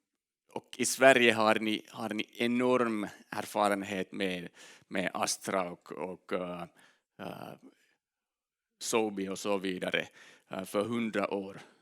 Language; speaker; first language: Swedish; non-native, local second language; Finnish